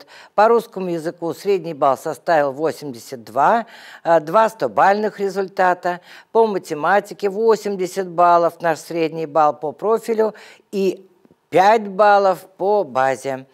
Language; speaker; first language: Russian; native; Russian